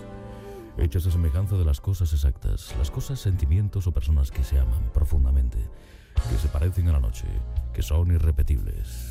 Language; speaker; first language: Spanish; native; Spanish